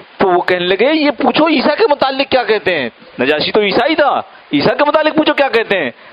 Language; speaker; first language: Urdu; native; Urdu